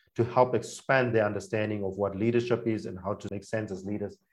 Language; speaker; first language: English; non-native, local second language; Afrikaans